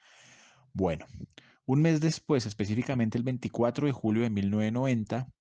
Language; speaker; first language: Spanish; native; Spanish